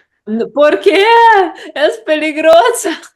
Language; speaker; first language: Spanish; non-native, learner; English